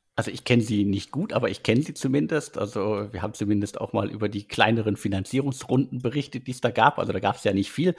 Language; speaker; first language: German; native; German